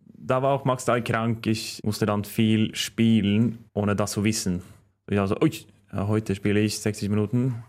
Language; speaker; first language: German; non-native, fluent; Norwegian